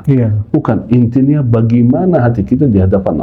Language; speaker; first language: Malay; non-native, fluent; Arabic